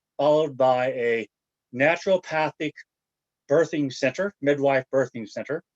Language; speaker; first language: English; native; English